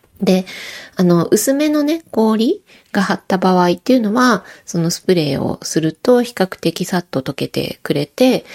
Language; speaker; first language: Japanese; native; Japanese